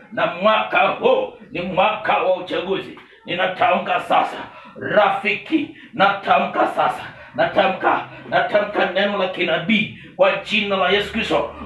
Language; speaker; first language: Swahili; non-native, local second language; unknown